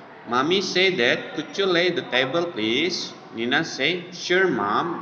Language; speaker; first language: English; non-native, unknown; Indonesian